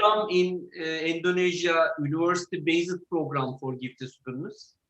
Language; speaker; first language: English; non-native, learner; Turkish